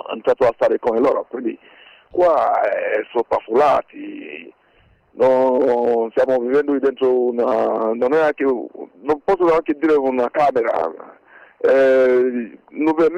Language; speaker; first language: Italian; non-native, fluent; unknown